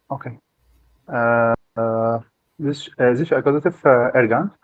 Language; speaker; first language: German; non-native, learner; Arabic